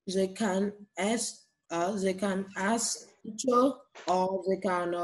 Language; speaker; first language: English; non-native, learner; Vietnamese